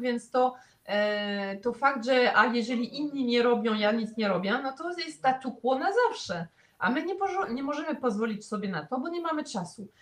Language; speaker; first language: Polish; non-native, fluent; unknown